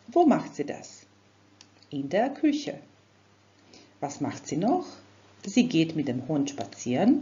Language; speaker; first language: German; non-native, fluent; Croatian